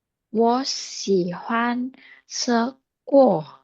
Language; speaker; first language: Chinese; non-native, learner; Indonesian